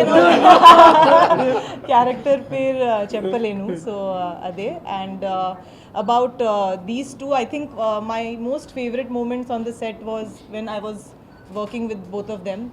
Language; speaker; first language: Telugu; non-native, learner; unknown